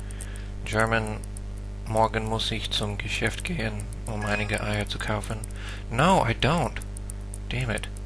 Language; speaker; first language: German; non-native, learner; English